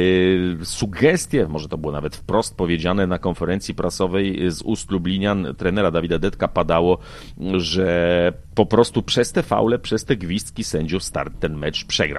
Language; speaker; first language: Polish; native; Polish